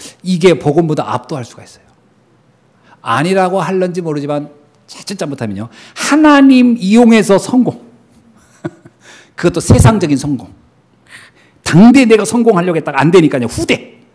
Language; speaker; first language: Korean; native; Korean